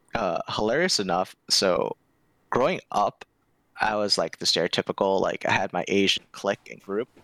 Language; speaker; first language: English; early bilingual, other home language; Korean